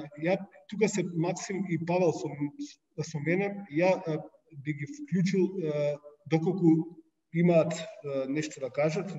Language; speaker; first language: Macedonian; native; Macedonian